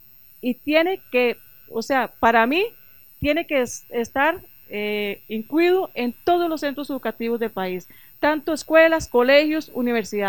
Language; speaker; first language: Spanish; native; Spanish